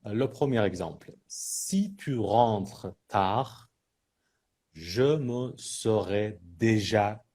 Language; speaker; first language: French; non-native, fluent; Persian